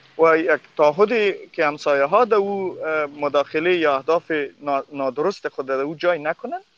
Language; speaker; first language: Persian; non-native, local second language; Pashto